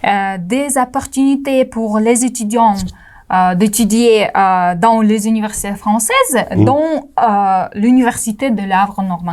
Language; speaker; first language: French; non-native, fluent; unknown